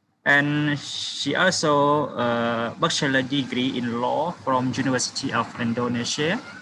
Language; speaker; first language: English; non-native, fluent; Khmer